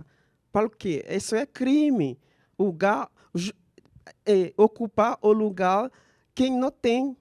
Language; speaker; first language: Portuguese; non-native, fluent; Haitian Creole